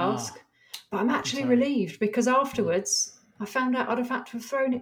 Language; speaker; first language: English; native; English